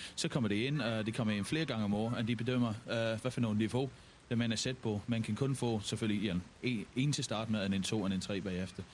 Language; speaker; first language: Danish; non-native, fluent; English